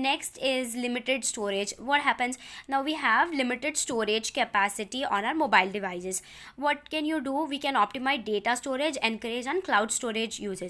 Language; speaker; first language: English; non-native, local second language; Telugu